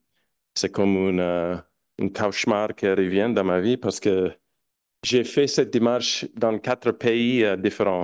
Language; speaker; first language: French; non-native, fluent; English